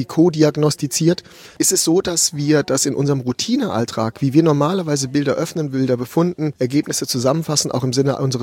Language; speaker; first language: German; native; German